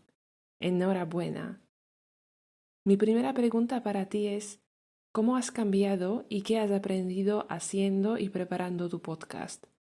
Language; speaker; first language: Spanish; non-native, learner; Slovak